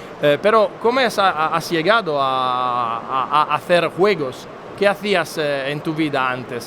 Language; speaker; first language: Spanish; non-native, fluent; Italian